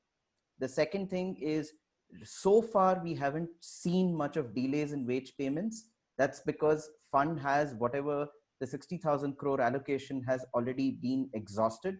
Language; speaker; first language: English; non-native, local second language; Hindi